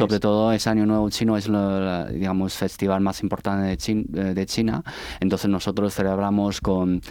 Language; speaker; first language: Spanish; non-native, learner; Chinese